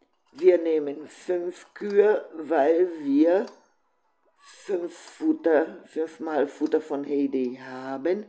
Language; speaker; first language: German; non-native, fluent; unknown